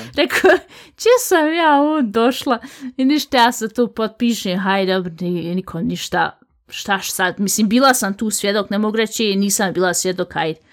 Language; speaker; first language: Bosnian; early bilingual, heritage; Bosnian